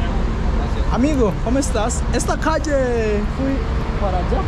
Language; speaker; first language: Spanish; non-native, learner; English